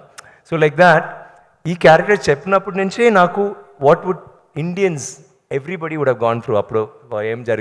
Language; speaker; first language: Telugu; non-native, learner; Tamil